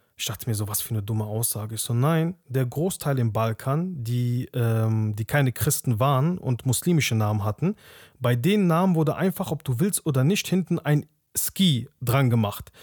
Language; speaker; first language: German; early bilingual, other home language; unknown